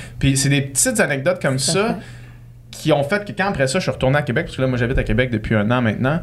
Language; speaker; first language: French; native; French